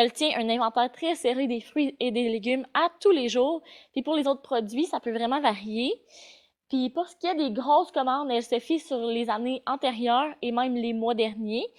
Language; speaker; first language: French; native; French